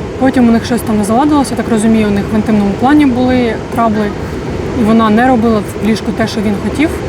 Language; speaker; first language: Ukrainian; non-native, local second language; Russian